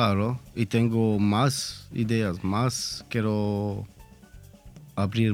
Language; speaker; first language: Spanish; non-native, learner; Italian